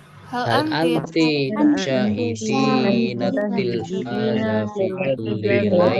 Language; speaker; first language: Arabic; non-native, learner; Indonesian